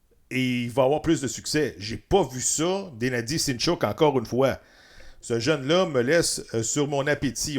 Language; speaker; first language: French; native; French